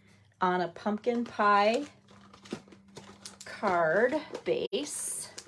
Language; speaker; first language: English; native; English